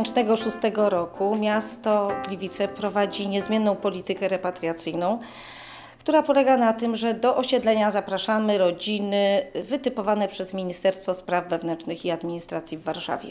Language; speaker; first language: Polish; native; Polish